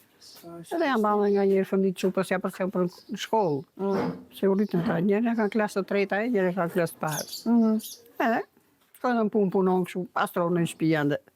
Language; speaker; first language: Albanian; native; Albanian